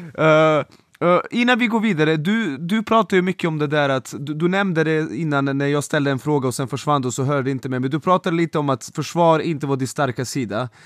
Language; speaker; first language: Swedish; non-native, fluent; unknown